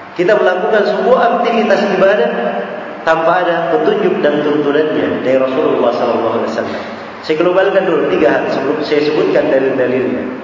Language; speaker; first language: Malay; native; Malay